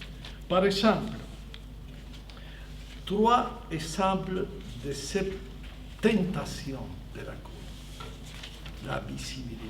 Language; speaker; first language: French; non-native, fluent; Spanish